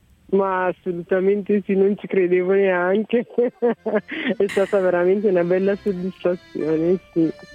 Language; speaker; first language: Italian; non-native, fluent; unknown